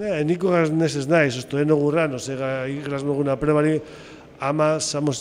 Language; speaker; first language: Macedonian; non-native, fluent; Spanish